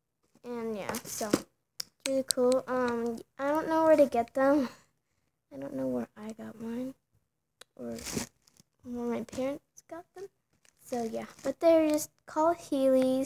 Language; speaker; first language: English; native; English